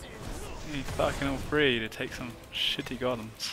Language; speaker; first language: English; native; English